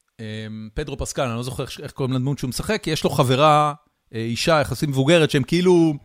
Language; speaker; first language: Hebrew; native; Hebrew